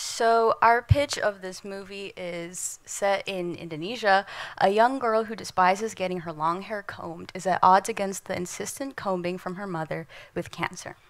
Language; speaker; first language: English; non-native, fluent; Indonesian